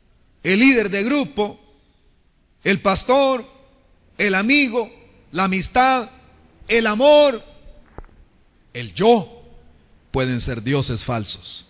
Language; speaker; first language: Spanish; native; Spanish